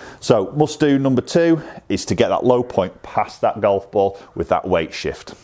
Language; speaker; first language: English; native; English